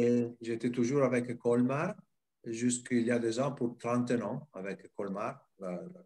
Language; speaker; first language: French; non-native, fluent; Italian